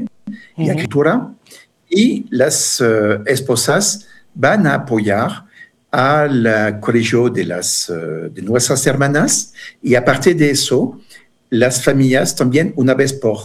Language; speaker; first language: Spanish; non-native, fluent; French